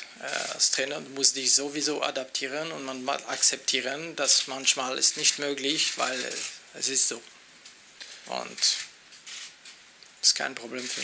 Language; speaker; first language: German; non-native, local second language; French